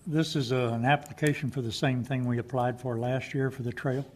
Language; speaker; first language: English; native; English